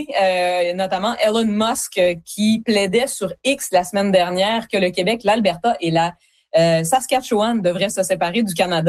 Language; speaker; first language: French; native; French